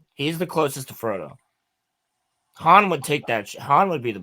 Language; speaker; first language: English; native; English